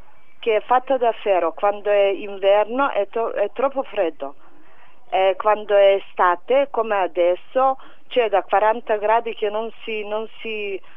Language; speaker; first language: Italian; non-native, fluent; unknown